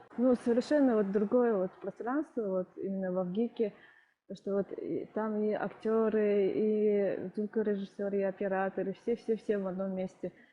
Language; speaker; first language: Russian; non-native, local second language; Yakut